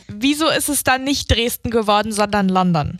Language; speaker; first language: German; native; German